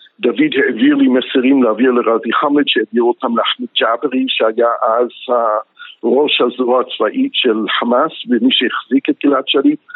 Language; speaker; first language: Hebrew; non-native, fluent; English